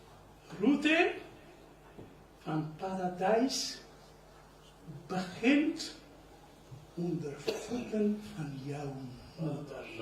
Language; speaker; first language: Dutch; non-native, learner; Urdu